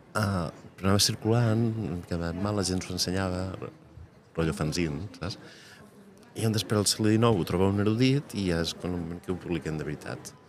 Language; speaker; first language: Catalan; native; Catalan